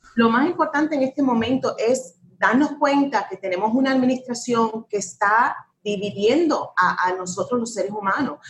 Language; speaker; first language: Spanish; early bilingual, heritage; Spanish